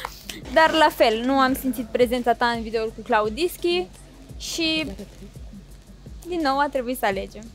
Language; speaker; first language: Romanian; native; Romanian